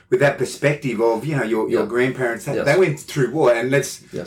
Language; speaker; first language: English; native; English